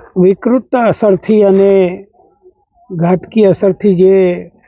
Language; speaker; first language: Gujarati; native; Gujarati